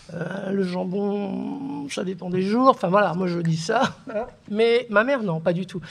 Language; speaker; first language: French; early bilingual, other home language; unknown